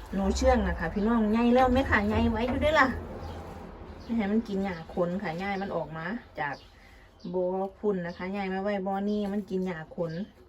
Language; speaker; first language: Thai; native; Thai